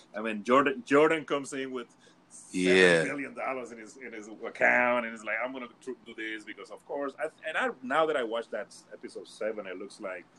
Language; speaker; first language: English; early bilingual, other home language; Spanish